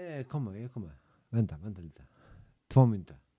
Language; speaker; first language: Swedish; non-native, learner; Polish